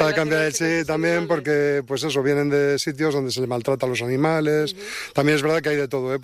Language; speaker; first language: Spanish; native; Spanish